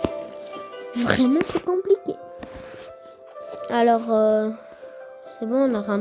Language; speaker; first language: French; non-native, fluent; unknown